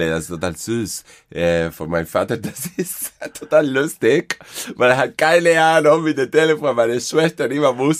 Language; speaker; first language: German; non-native, fluent; Spanish